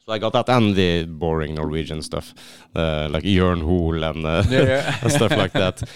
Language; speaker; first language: English; non-native, fluent; Norwegian